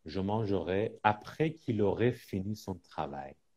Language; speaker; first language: French; non-native, fluent; Persian